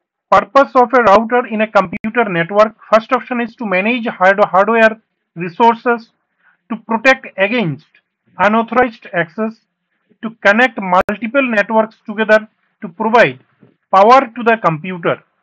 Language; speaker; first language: English; non-native, local second language; Bangla